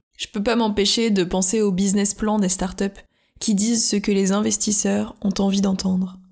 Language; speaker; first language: French; native; French